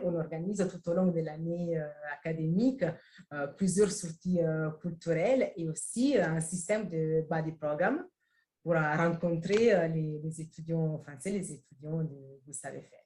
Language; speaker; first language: French; non-native, fluent; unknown